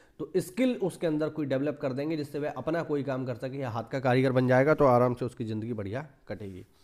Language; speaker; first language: Hindi; native; Hindi